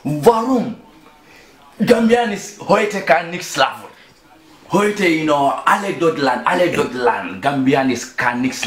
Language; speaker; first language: German; non-native, learner; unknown